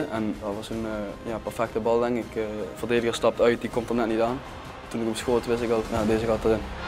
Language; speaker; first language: Dutch; native; Dutch